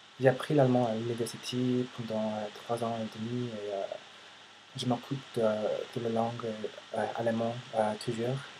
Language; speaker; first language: French; non-native, learner; English